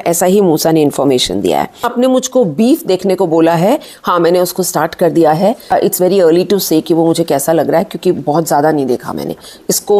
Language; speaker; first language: Hindi; native; Hindi